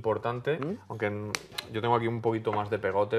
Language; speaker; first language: Spanish; native; Spanish